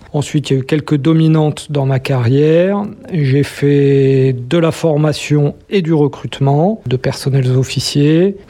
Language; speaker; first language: French; native; French